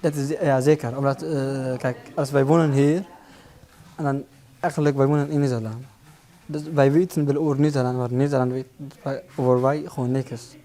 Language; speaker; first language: Dutch; non-native, learner; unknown